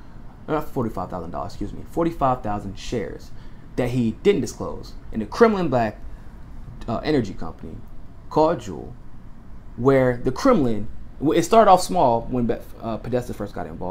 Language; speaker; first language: English; native; English